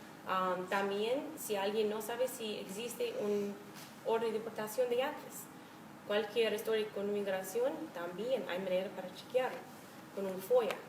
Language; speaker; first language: Spanish; non-native, fluent; English